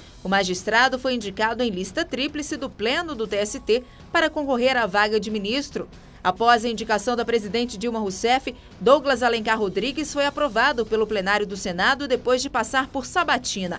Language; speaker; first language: Portuguese; native; Portuguese